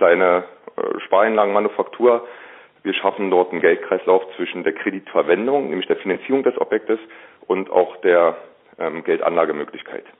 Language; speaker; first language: German; native; German